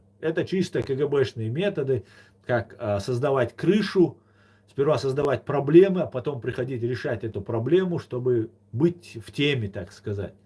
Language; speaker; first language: Russian; non-native, local second language; Chechen